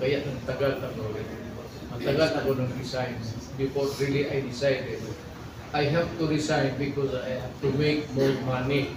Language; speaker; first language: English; non-native, local second language; Cebuano